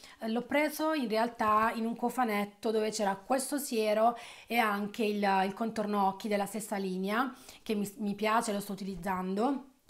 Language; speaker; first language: Italian; native; Italian